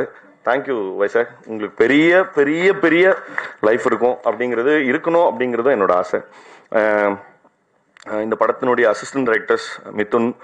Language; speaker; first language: Tamil; native; Tamil